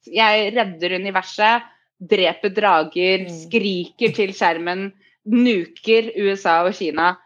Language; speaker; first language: Norwegian; native; Norwegian